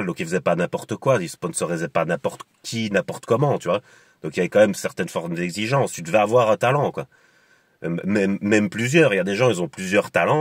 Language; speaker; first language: French; native; French